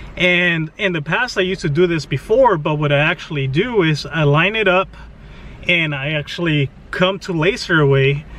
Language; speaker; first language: English; early bilingual, other home language; Spanish